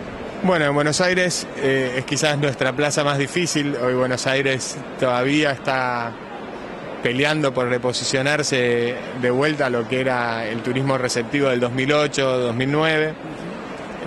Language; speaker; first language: Spanish; native; Spanish